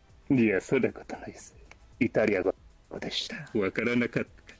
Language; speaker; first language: Japanese; non-native, learner; English